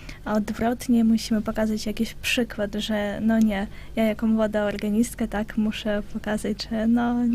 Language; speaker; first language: Polish; non-native, fluent; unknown